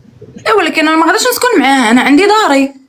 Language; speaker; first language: Arabic; native; Arabic